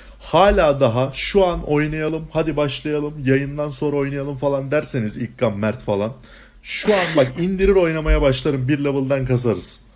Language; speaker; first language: Turkish; native; Turkish